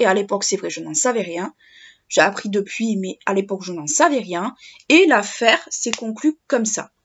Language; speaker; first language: French; native; French